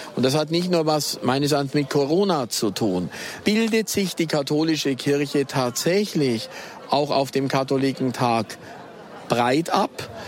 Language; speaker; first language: German; native; German